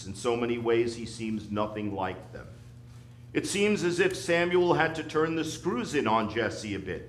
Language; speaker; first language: English; native; English